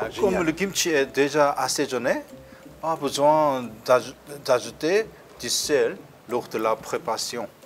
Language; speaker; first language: French; non-native, fluent; Korean